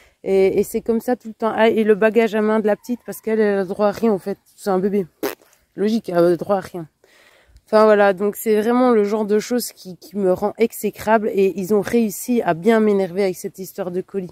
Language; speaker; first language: French; native; French